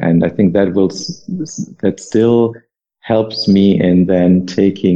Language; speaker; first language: English; non-native, fluent; German